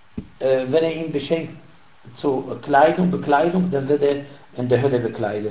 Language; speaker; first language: German; non-native, fluent; Arabic